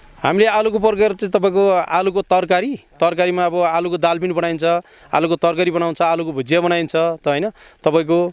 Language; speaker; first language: Nepali; non-native, local second language; Sherpa